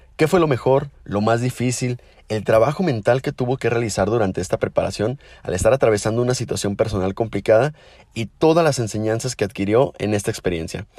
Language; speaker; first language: Spanish; native; Spanish